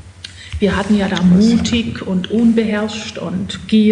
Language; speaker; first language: German; native; German